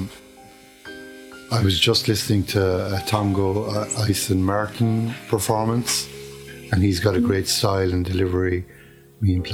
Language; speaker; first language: English; native; English